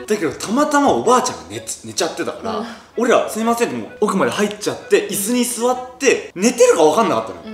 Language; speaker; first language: Japanese; native; Japanese